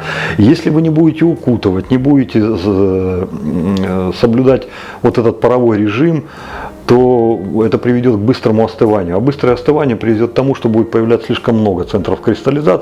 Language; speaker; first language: Russian; native; Russian